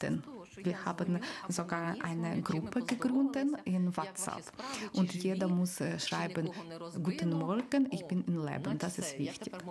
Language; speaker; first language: German; non-native, learner; Ukrainian